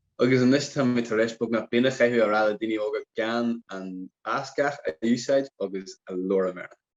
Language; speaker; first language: Irish; non-native, local second language; English